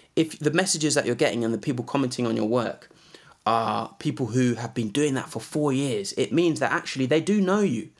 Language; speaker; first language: English; native; English